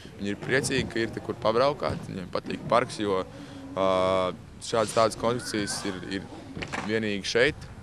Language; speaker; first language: Latvian; native; Latvian